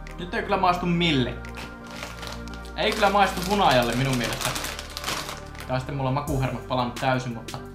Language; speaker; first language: Finnish; early bilingual, other home language; Russian